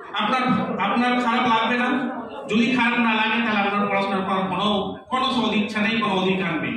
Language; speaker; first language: Bangla; non-native, local second language; Santali